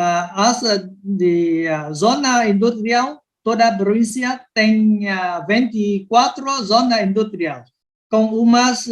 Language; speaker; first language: Portuguese; non-native, learner; Vietnamese